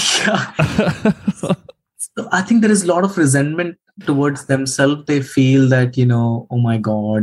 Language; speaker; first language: English; non-native, local second language; Hindi